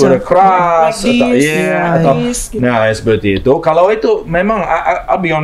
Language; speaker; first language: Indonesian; non-native, learner; English